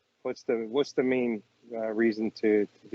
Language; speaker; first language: English; native; English